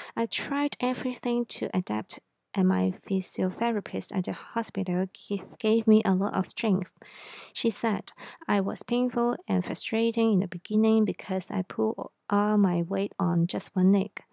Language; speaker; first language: English; non-native, local second language; Cantonese